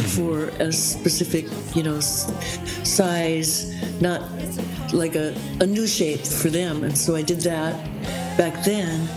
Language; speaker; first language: English; native; English